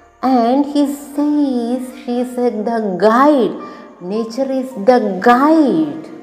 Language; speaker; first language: English; non-native, local second language; Malayalam